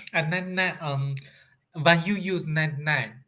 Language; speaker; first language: English; non-native, learner; Chinese